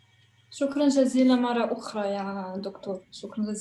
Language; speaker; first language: Arabic; non-native, fluent; Russian